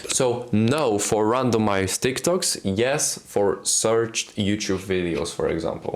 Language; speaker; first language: English; non-native, fluent; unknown